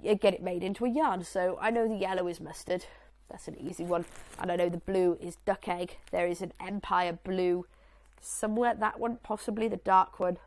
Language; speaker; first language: English; native; English